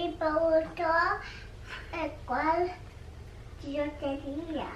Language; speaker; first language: Spanish; early bilingual, heritage; Spanish